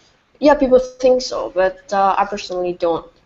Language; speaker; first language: English; non-native, fluent; Vietnamese